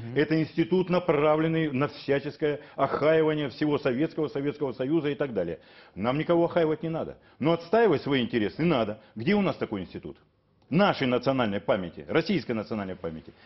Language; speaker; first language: Russian; native; Russian